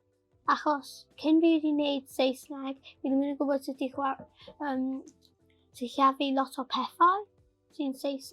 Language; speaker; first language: Welsh; non-native, local second language; English